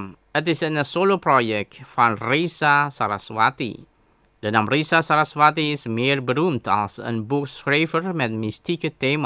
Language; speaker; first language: Dutch; non-native, learner; Indonesian